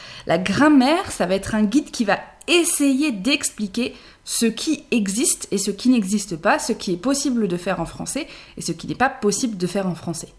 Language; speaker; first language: French; native; French